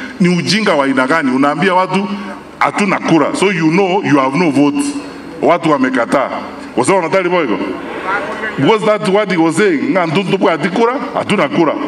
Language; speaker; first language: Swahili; non-native, local second language; Gusii